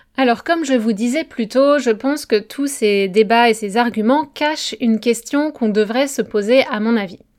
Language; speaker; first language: French; native; French